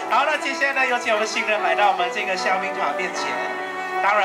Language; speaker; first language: Chinese; native; Chinese